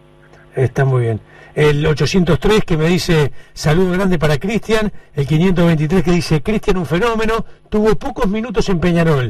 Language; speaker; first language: Spanish; native; Spanish